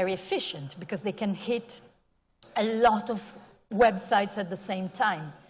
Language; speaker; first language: English; non-native, fluent; Italian